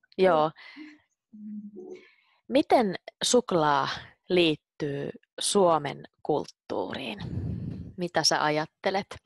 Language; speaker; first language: Finnish; native; Finnish